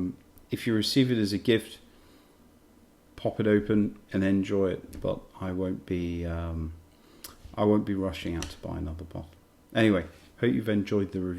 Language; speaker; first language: English; native; English